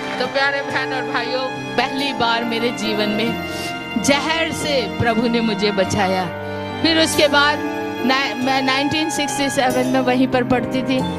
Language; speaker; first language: Hindi; native; Hindi